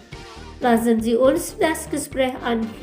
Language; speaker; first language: German; non-native, fluent; Indonesian